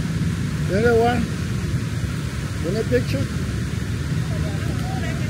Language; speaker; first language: English; non-native, fluent; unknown